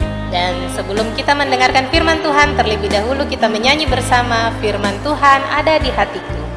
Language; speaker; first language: Indonesian; native; Indonesian